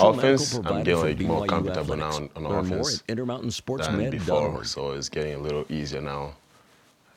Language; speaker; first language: English; non-native, local second language; Swahili